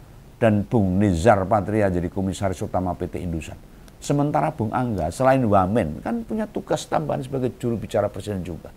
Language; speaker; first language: Indonesian; native; Indonesian